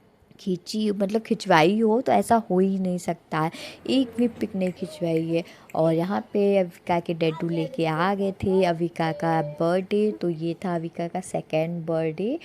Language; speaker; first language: Hindi; native; Hindi